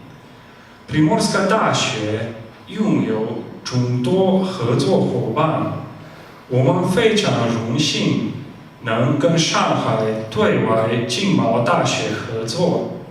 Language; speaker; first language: Chinese; non-native, fluent; Slovenian